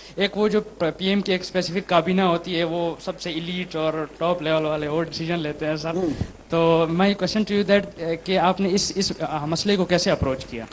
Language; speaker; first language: Urdu; non-native, local second language; Pashto